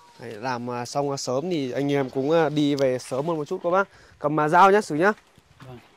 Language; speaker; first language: Vietnamese; non-native, local second language; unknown